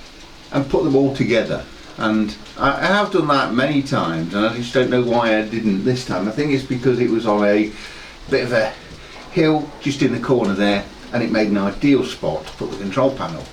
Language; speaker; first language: English; native; English